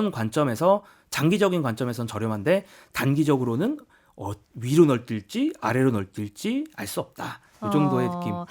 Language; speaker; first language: Korean; native; Korean